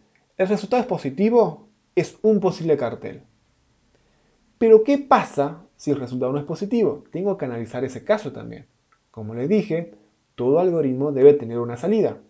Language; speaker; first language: Spanish; native; Spanish